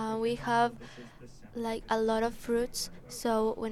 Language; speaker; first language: English; non-native, learner; Spanish